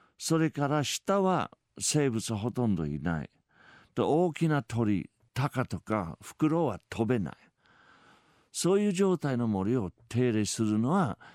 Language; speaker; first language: Japanese; non-native, fluent; English